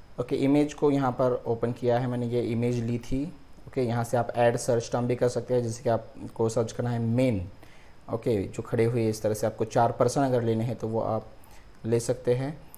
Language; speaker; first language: Hindi; non-native, local second language; Marathi